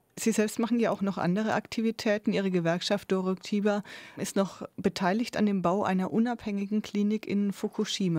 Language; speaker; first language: German; native; German